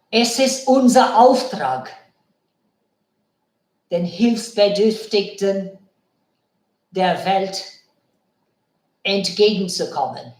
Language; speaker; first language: German; non-native, fluent; Bangla